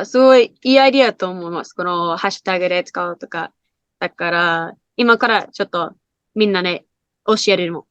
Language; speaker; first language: Japanese; non-native, learner; English